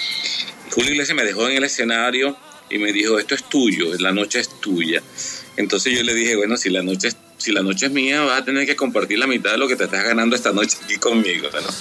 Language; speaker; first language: Spanish; native; Spanish